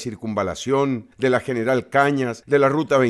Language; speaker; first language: Spanish; native; Spanish